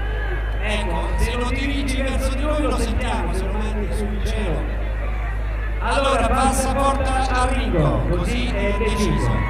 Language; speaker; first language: Italian; native; Italian